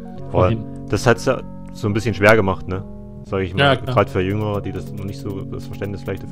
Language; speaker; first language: German; native; German